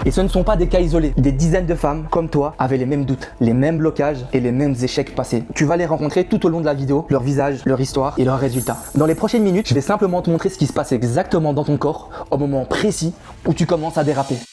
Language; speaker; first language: French; native; French